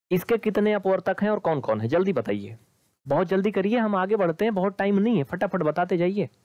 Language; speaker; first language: Hindi; native; Hindi